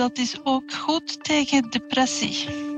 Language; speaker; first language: Dutch; non-native, fluent; Norwegian